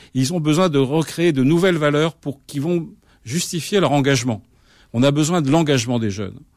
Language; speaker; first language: French; native; French